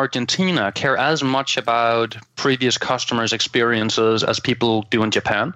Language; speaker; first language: English; non-native, fluent; Danish